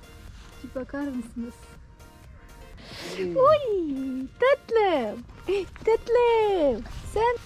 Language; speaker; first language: Turkish; non-native, learner; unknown